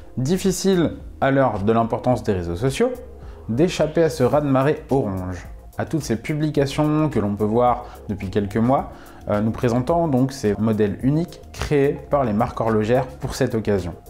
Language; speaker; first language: French; native; French